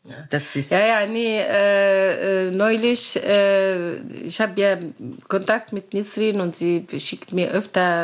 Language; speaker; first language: German; non-native, learner; Arabic